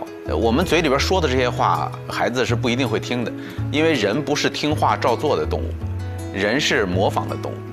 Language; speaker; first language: Chinese; native; Chinese